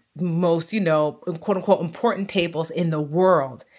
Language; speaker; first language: English; early bilingual, other home language; Yoruba